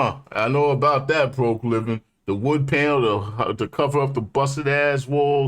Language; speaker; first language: English; native; English